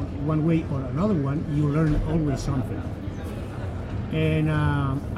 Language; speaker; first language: English; non-native, fluent; Spanish